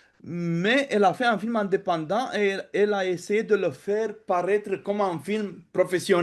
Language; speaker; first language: French; non-native, fluent; Romanian